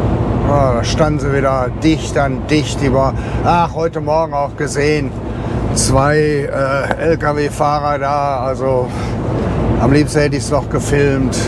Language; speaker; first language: German; native; German